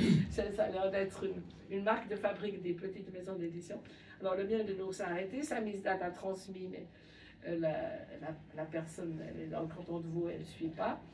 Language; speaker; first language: French; native; French